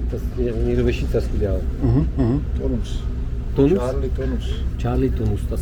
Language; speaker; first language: German; non-native, learner; Czech